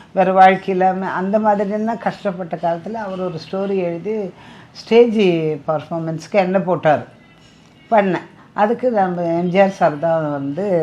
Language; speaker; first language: Tamil; non-native, local second language; Telugu